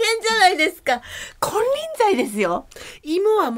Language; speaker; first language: Japanese; native; Japanese